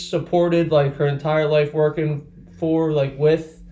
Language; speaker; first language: English; native; English